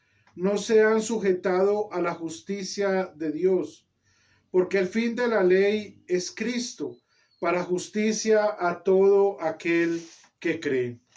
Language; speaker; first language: Spanish; native; Spanish